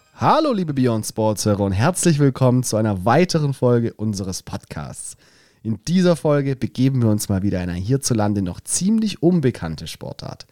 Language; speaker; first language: German; native; German